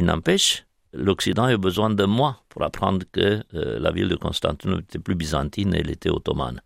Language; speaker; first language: French; non-native, fluent; Romanian